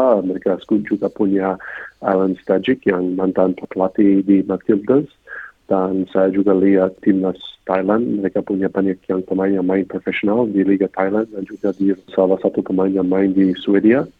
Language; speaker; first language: Indonesian; non-native, fluent; English